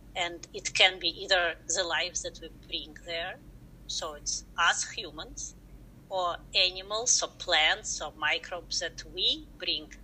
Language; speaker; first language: English; non-native, fluent; Russian